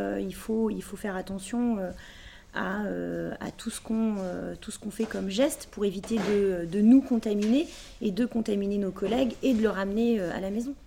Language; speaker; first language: French; native; French